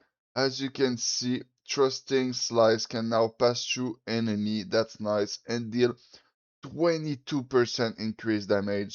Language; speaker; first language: English; non-native, fluent; French